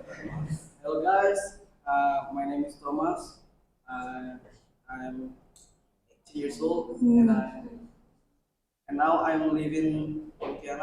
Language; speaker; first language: English; non-native, learner; Indonesian